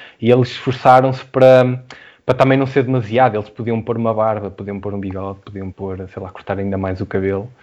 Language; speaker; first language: Portuguese; native; Portuguese